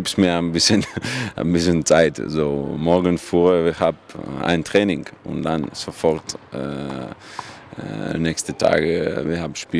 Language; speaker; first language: German; non-native, learner; Russian